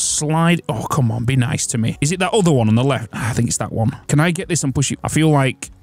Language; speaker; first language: English; native; English